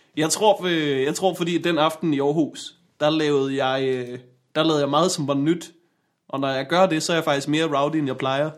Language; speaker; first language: Danish; native; Danish